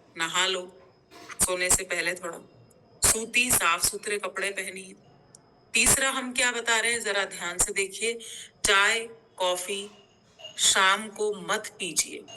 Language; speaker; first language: Hindi; non-native, local second language; Gujarati